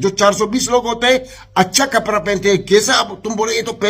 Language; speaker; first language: Hindi; non-native, fluent; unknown